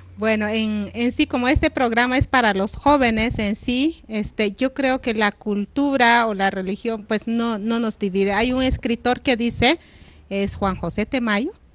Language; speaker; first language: Spanish; non-native, local second language; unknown